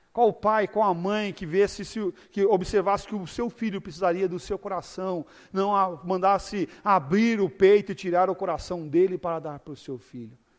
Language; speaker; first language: Portuguese; native; Portuguese